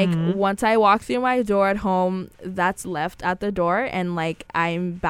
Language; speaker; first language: English; non-native, local second language; Akan